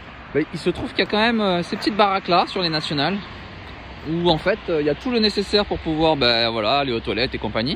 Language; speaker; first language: French; native; French